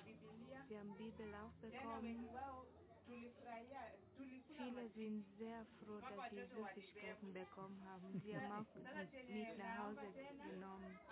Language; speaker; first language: German; non-native, learner; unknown